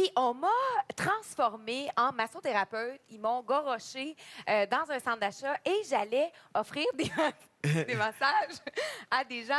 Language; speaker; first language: French; native; French